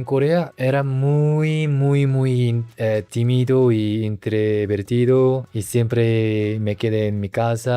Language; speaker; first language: Spanish; non-native, learner; Korean